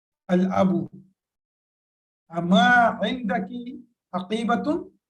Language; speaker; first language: Arabic; non-native, fluent; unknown